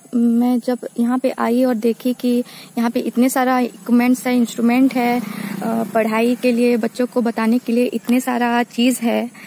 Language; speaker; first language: Hindi; non-native, local second language; Odia